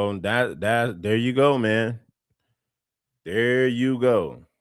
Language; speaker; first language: English; native; English